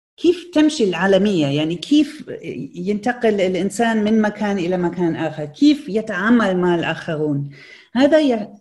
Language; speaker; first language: Arabic; non-native, fluent; German